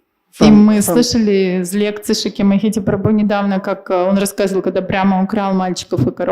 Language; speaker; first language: Russian; native; Russian